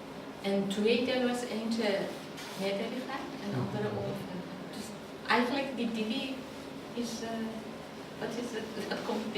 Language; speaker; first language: Dutch; non-native, learner; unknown